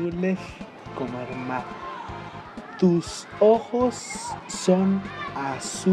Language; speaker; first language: Spanish; native; Spanish